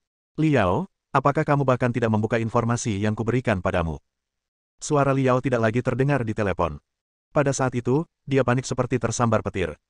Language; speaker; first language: Indonesian; native; Indonesian